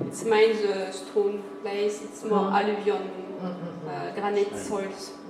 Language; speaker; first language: English; non-native, learner; French